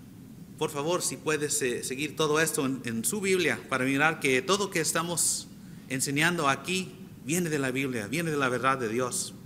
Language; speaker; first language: Spanish; non-native, fluent; English